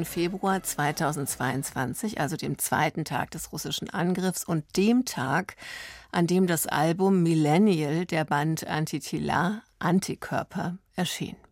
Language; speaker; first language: German; native; German